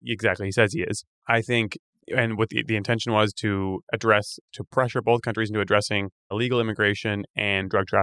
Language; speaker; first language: English; native; English